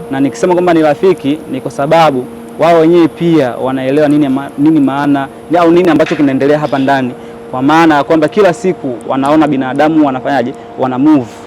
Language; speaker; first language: Swahili; native; Swahili